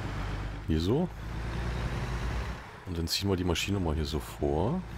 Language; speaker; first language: German; native; German